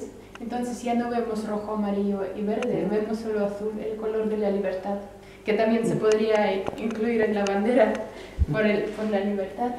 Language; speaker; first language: Spanish; early bilingual, other home language; Russian